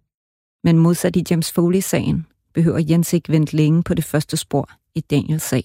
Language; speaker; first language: Danish; native; Danish